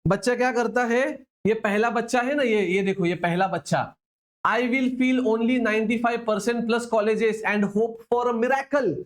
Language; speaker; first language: Hindi; non-native, local second language; Marathi